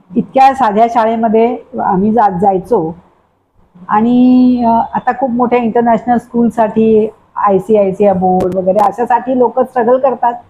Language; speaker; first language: Marathi; non-native, local second language; Kannada